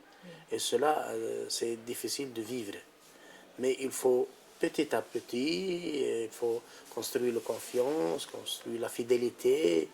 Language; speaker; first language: French; non-native, local second language; Arabic